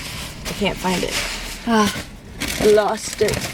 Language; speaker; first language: English; native; English